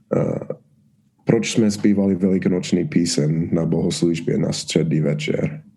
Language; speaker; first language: Czech; non-native, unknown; English